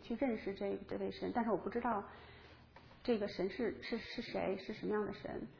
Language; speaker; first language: Chinese; native; Chinese